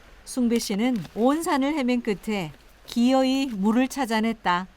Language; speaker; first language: Korean; native; Korean